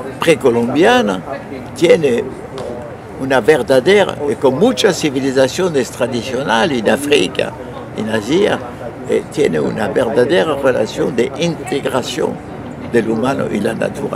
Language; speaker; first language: Spanish; non-native, fluent; French